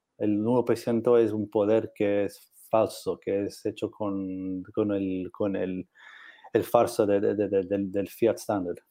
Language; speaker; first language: Spanish; non-native, learner; English